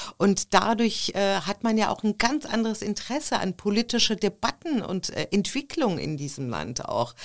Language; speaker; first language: German; early bilingual, other home language; Turkish